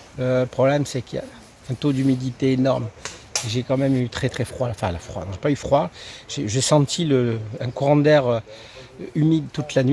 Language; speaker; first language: French; native; French